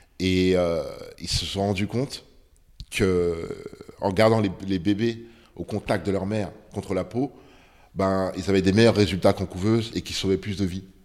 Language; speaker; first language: French; early bilingual, other home language; Bambara